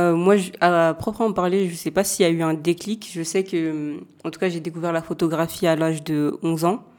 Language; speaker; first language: French; native; French